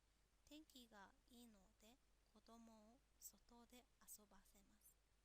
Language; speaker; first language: Japanese; non-native, fluent; Mongolian